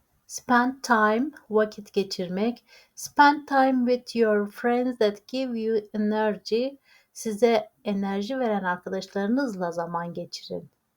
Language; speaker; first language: English; non-native, fluent; Turkish